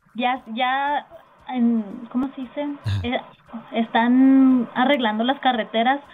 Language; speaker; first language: Spanish; early bilingual, heritage; Spanish